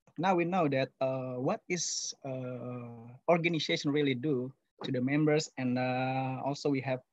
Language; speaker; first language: English; non-native, fluent; Indonesian